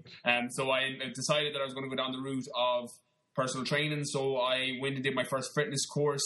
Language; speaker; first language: English; native; English